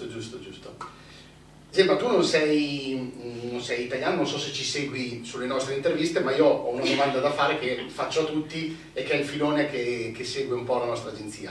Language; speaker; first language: Italian; native; Italian